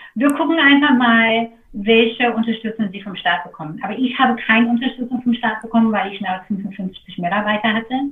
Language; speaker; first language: German; non-native, fluent; English